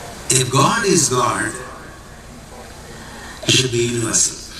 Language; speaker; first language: English; non-native, local second language; Telugu